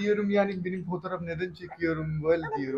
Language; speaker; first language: Turkish; non-native, learner; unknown